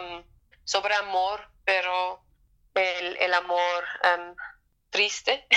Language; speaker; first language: Spanish; non-native, fluent; German